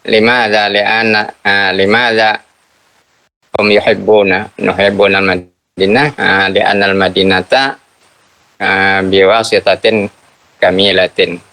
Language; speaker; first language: Arabic; non-native, learner; Indonesian